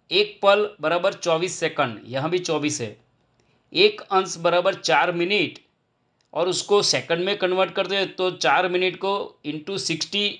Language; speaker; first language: Hindi; non-native, local second language; Gujarati